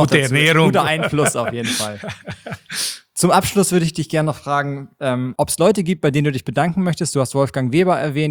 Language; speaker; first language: German; native; German